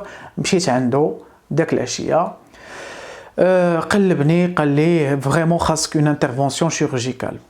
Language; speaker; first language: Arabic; native; Arabic